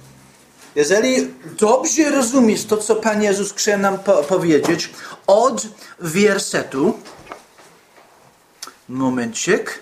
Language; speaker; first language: Polish; non-native, fluent; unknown